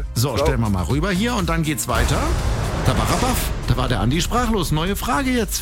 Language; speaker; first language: German; native; German